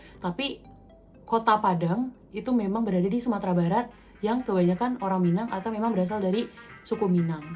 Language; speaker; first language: Indonesian; native; Indonesian